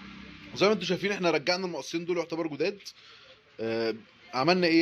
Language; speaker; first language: Arabic; native; Arabic